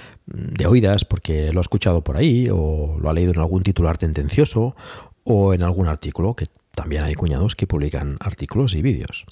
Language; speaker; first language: Spanish; native; Spanish